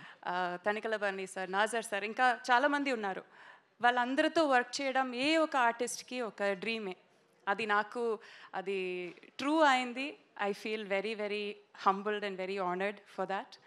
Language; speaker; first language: Telugu; non-native, learner; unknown